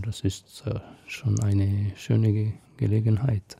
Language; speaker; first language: German; non-native, fluent; Arabic